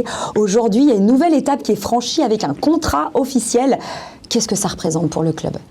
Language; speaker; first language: French; native; French